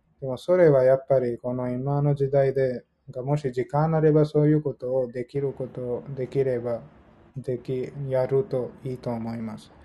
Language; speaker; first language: Japanese; non-native, learner; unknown